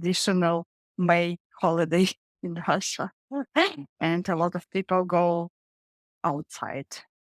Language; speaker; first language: English; non-native, learner; Russian